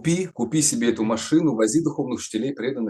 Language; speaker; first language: Russian; native; Russian